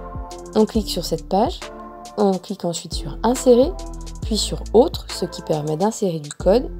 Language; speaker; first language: French; native; French